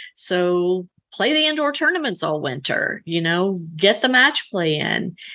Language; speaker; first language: English; native; English